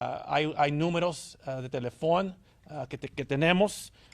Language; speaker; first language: Spanish; early bilingual, heritage; English